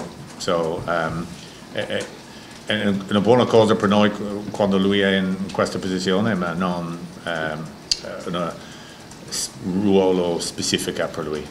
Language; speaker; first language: Italian; non-native, learner; English